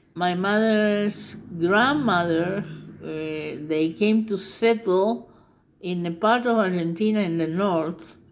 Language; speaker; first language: English; non-native, fluent; Spanish